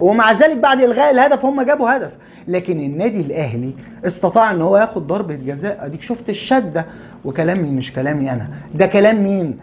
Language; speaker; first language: Arabic; native; Arabic